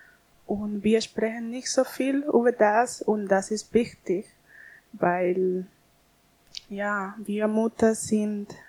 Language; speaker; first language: German; non-native, learner; Spanish